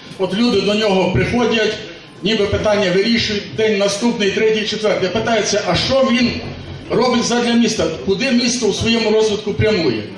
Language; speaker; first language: Ukrainian; native; Ukrainian